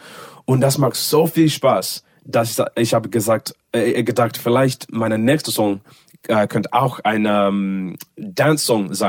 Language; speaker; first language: German; non-native, learner; English